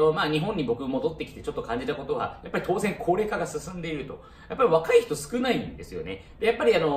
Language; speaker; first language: Japanese; early bilingual, other home language; Chinese